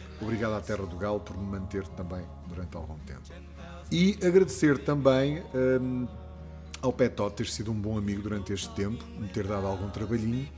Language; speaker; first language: Portuguese; native; Portuguese